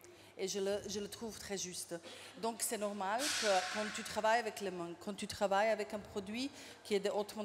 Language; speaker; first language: French; non-native, fluent; Slovenian